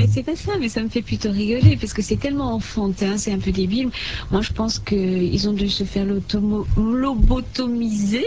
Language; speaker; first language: French; native; French